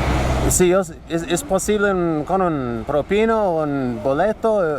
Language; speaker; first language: Spanish; non-native, learner; English